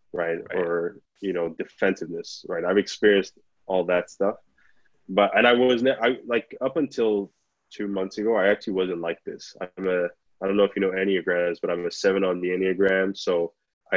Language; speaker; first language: English; non-native, local second language; Yoruba